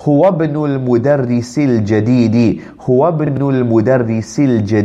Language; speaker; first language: Arabic; non-native, fluent; English